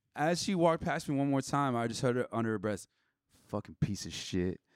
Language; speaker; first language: English; native; English